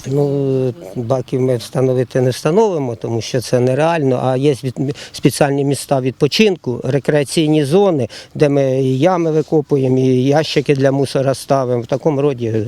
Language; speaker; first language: Ukrainian; native; Ukrainian